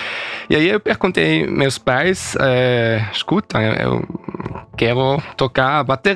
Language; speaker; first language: Portuguese; early bilingual, heritage; German